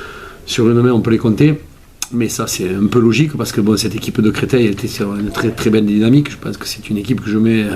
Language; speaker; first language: French; native; French